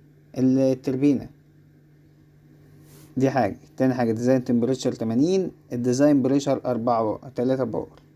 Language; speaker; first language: Arabic; native; Arabic